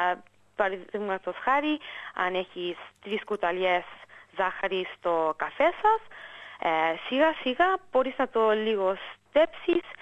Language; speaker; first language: Greek; early bilingual, heritage; English